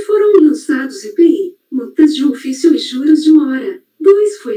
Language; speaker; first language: Portuguese; native; Portuguese